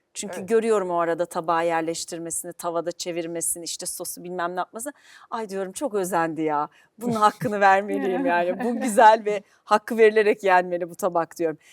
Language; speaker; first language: Turkish; native; Turkish